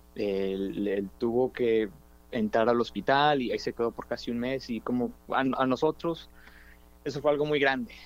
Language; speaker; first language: Spanish; early bilingual, heritage; Spanish